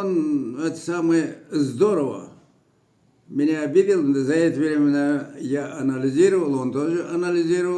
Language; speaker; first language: Russian; non-native, local second language; Kyrgyz